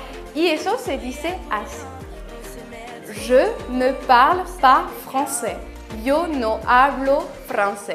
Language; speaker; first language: Spanish; non-native, fluent; French